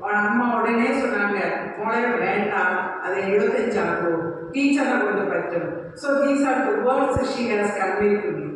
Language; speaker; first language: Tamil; non-native, local second language; Malayalam